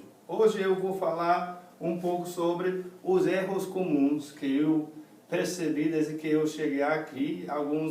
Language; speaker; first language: Portuguese; non-native, fluent; English